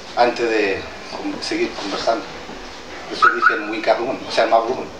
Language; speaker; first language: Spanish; non-native, local second language; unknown